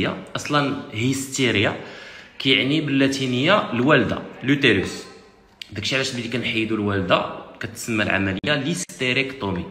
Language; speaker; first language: Arabic; native; Arabic